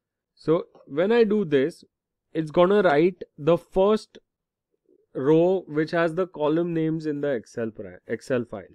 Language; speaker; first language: English; non-native, local second language; Hindi